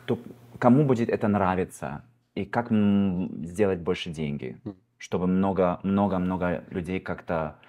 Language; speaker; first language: Russian; early bilingual, heritage; Russian